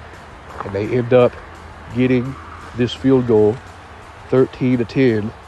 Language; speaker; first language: English; native; English